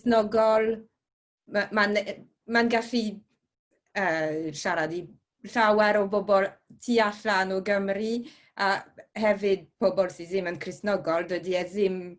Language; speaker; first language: Welsh; non-native, fluent; French